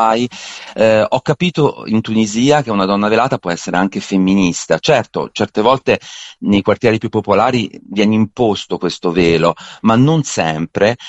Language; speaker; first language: Italian; native; Italian